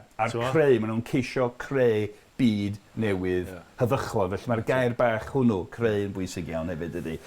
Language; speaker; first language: Welsh; non-native, fluent; English